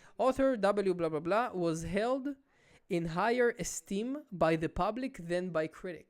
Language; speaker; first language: English; non-native, local second language; Hebrew